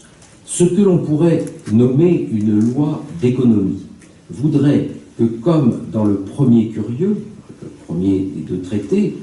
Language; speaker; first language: French; native; French